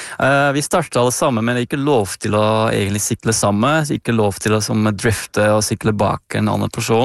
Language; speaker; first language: Norwegian; non-native, fluent; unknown